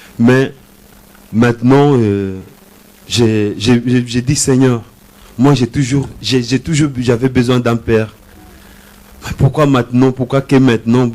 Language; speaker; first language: French; non-native, learner; Portuguese